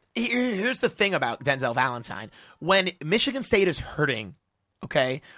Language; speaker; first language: English; native; English